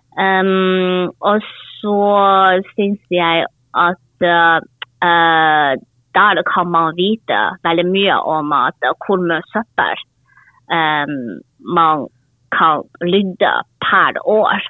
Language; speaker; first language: Norwegian; non-native, learner; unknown